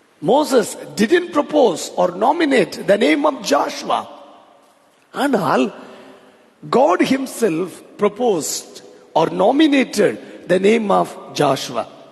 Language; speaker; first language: English; non-native, local second language; Tamil